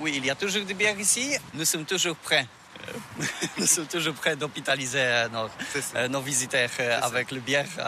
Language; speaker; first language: French; non-native, learner; Polish